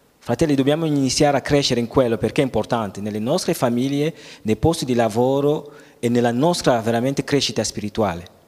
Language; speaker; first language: Italian; non-native, fluent; French